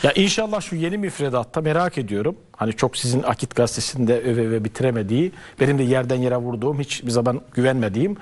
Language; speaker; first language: Turkish; native; Turkish